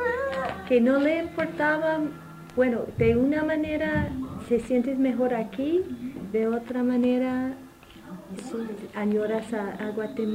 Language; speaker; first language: Spanish; non-native, fluent; English